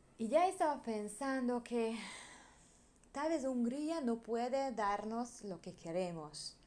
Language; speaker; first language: Spanish; non-native, learner; Hungarian